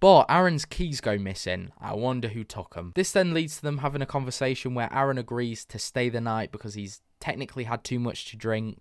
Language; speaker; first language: English; native; English